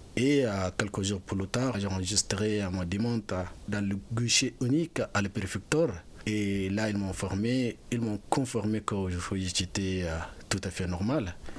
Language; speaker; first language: French; non-native, fluent; Arabic